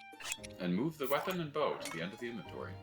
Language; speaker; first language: English; native; English